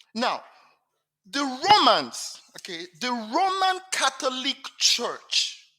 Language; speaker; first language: English; non-native, local second language; Yoruba